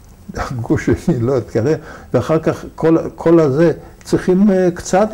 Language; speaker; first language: Hebrew; non-native, fluent; Yiddish